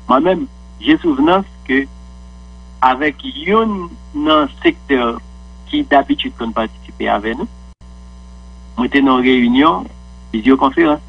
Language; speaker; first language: French; non-native, local second language; Haitian Creole